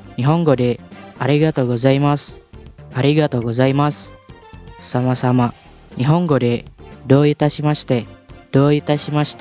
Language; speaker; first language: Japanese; non-native, fluent; Indonesian